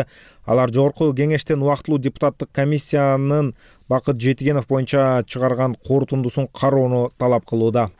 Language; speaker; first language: Kyrgyz; native; Kyrgyz